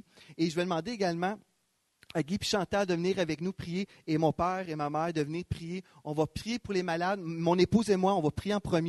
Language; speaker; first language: French; native; French